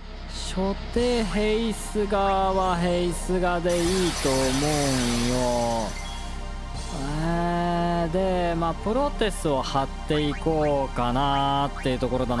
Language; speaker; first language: Japanese; native; Japanese